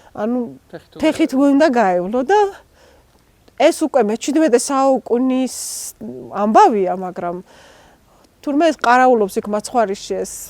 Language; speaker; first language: Georgian; non-native, local second language; Svan